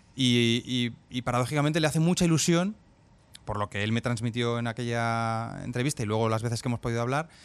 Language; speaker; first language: Spanish; native; Spanish